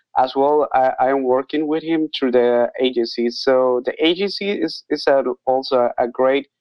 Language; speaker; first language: English; non-native, learner; Spanish